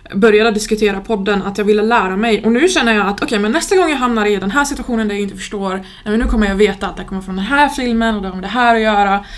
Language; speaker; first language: Swedish; non-native, fluent; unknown